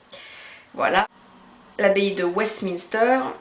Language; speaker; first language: French; native; French